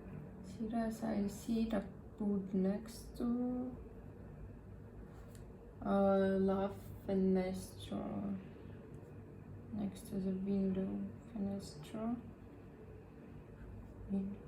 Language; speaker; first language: English; non-native, learner; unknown